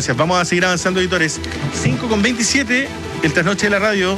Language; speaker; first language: Spanish; native; Spanish